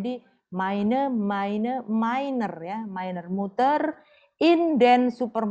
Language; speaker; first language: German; non-native, fluent; Indonesian